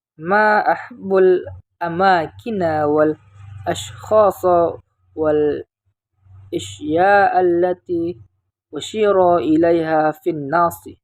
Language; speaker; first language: Arabic; non-native, learner; Indonesian